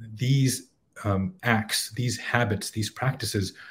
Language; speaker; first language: English; native; English